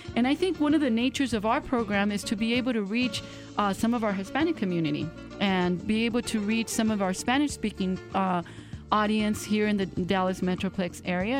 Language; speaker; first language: English; early bilingual, other home language; Spanish